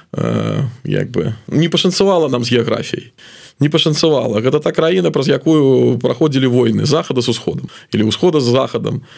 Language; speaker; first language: Belarusian; native; Belarusian